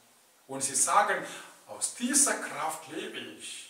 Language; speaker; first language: German; non-native, fluent; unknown